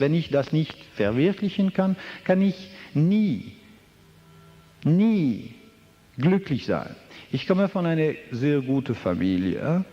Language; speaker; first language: German; non-native, fluent; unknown